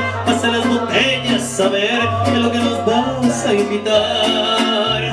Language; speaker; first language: Spanish; native; Spanish